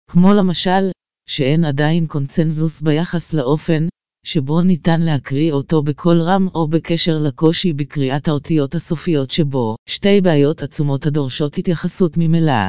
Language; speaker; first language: Hebrew; native; Hebrew